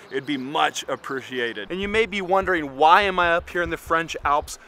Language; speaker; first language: English; native; English